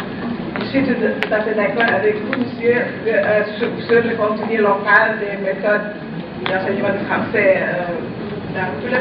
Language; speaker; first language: French; non-native, fluent; Indonesian